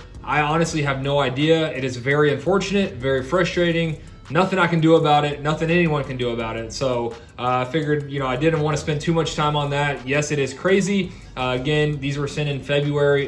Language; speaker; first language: English; native; English